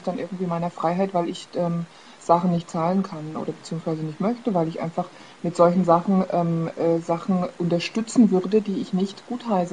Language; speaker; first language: German; native; German